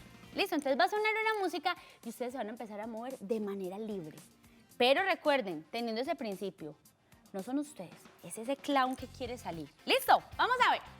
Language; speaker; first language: Spanish; native; Spanish